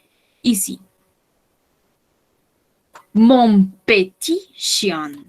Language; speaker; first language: French; non-native, fluent; Spanish